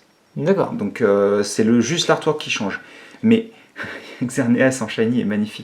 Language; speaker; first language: French; native; French